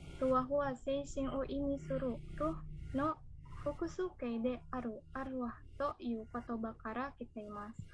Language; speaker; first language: Japanese; non-native, learner; Indonesian